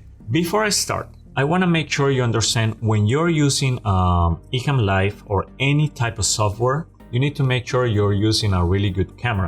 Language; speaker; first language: English; non-native, fluent; Spanish